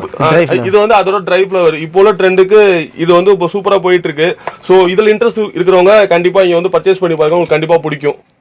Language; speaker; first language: Tamil; native; Tamil